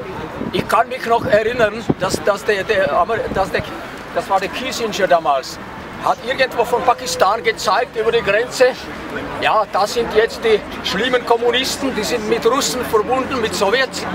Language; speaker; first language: German; non-native, fluent; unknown